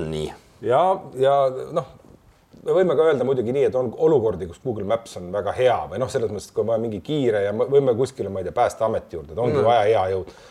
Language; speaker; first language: Estonian; native; Estonian